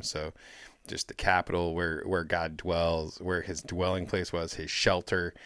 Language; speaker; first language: English; native; English